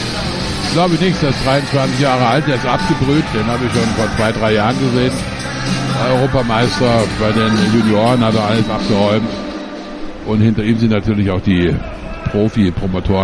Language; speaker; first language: German; native; German